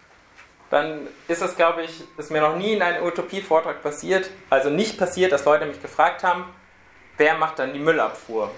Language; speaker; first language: German; native; German